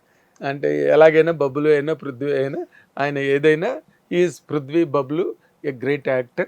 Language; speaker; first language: Telugu; native; Telugu